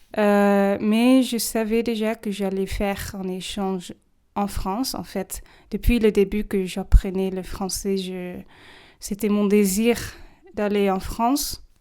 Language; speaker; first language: French; non-native, fluent; English